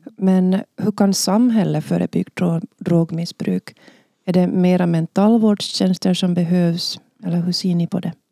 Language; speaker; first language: Swedish; native; Swedish